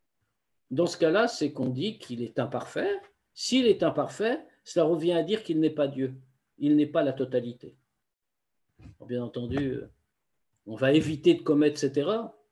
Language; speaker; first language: French; native; French